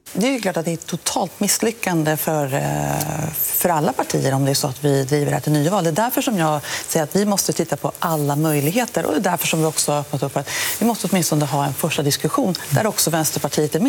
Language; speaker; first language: Swedish; native; Swedish